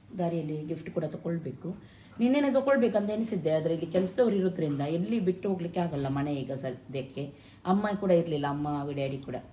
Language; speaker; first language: Kannada; native; Kannada